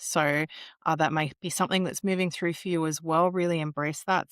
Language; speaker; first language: English; native; English